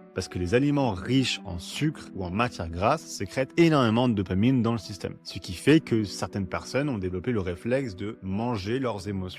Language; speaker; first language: French; native; French